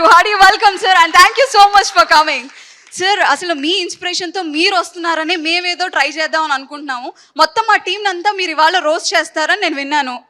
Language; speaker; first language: Telugu; native; Telugu